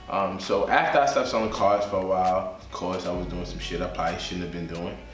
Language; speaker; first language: English; native; English